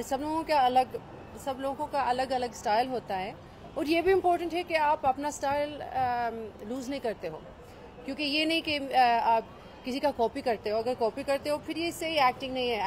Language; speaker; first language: Hindi; early bilingual, heritage; Hindi